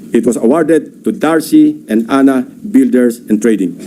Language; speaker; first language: English; non-native, local second language; Filipino